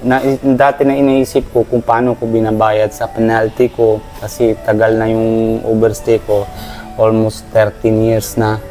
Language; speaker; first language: Filipino; non-native, learner; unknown